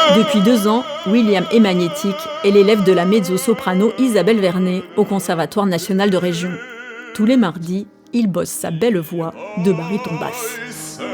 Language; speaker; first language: French; native; French